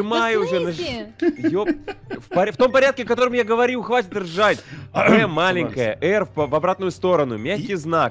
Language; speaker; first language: Russian; native; Russian